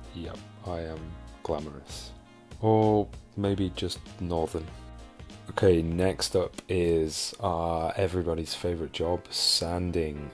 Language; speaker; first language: English; native; English